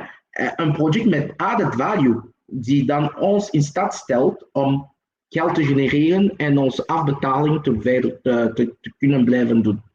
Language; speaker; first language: Dutch; non-native, local second language; French